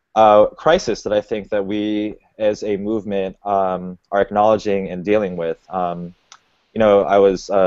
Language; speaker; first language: English; native; English